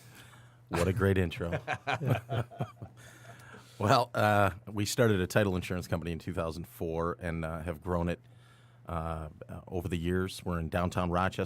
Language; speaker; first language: English; native; English